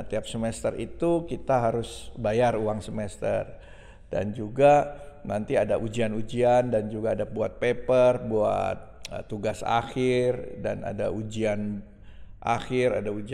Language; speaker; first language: Indonesian; native; Indonesian